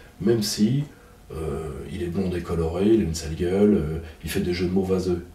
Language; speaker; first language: French; native; French